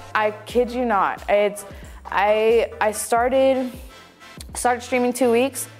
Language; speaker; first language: English; native; English